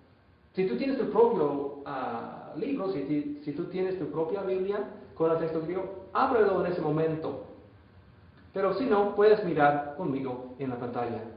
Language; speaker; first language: Spanish; non-native, fluent; English